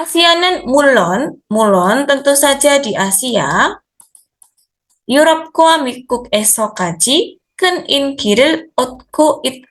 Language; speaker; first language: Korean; non-native, fluent; Indonesian